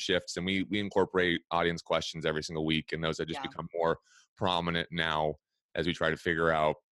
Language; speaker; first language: English; native; English